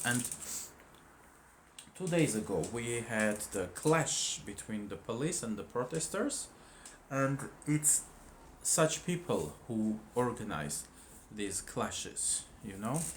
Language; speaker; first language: English; non-native, fluent; Armenian